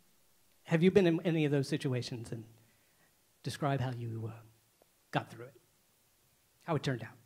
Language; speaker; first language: English; native; English